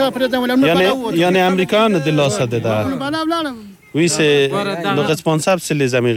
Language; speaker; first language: French; non-native, fluent; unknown